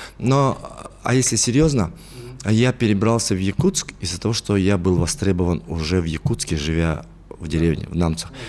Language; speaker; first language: Russian; non-native, local second language; Yakut